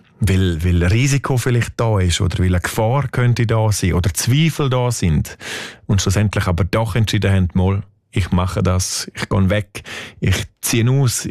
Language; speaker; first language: German; native; German